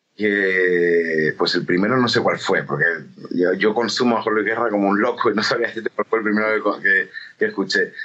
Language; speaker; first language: Spanish; native; Spanish